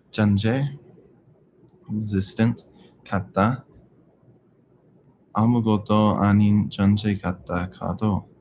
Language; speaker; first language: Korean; non-native, learner; English